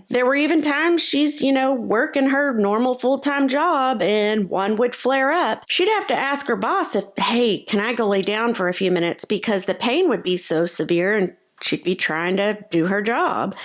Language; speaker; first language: English; native; English